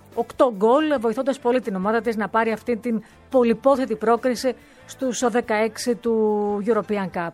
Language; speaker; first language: Greek; native; Greek